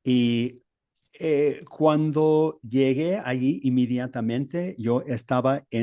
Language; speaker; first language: Spanish; non-native, learner; English